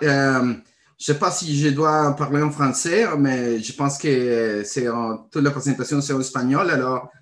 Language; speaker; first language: French; non-native, fluent; Spanish